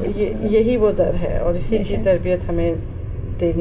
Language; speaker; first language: Urdu; native; Urdu